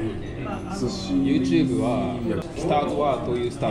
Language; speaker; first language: Japanese; native; Japanese